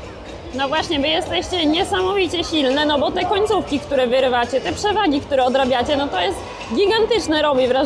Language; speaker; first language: Polish; native; Polish